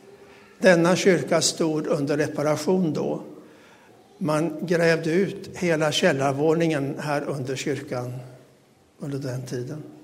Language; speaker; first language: Swedish; native; Swedish